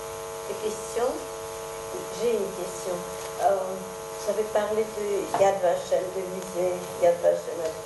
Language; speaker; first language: French; non-native, fluent; Georgian